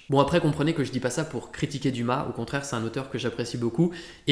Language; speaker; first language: French; native; French